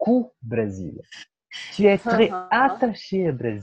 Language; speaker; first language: French; non-native, fluent; Portuguese